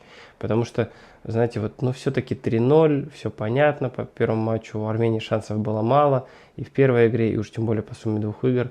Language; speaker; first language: Russian; native; Russian